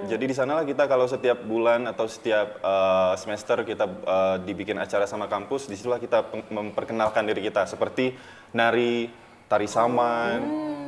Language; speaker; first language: Indonesian; native; Indonesian